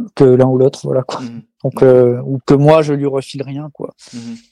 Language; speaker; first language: French; native; French